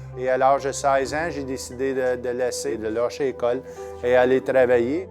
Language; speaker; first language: French; native; French